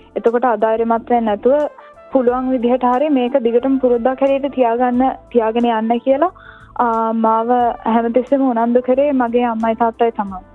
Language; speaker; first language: Sinhala; native; Sinhala